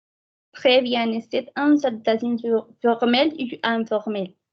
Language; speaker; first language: French; non-native, fluent; Spanish